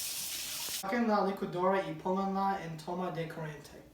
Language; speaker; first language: Spanish; non-native, learner; English